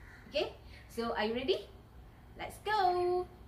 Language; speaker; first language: English; non-native, local second language; Malay